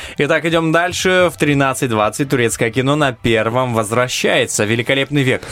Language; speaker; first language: Russian; non-native, local second language; Romanian